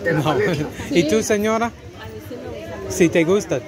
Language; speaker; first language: Spanish; non-native, learner; English